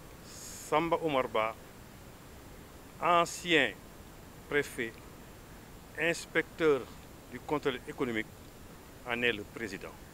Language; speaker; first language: French; non-native, local second language; Fula